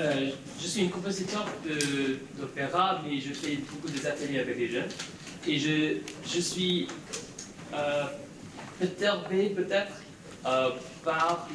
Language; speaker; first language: French; non-native, fluent; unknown